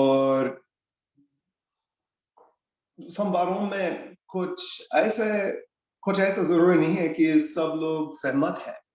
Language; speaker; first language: Hindi; non-native, fluent; English